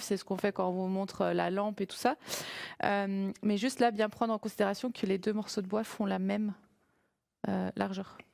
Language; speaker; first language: French; native; French